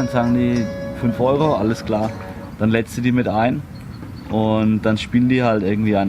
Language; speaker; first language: German; native; German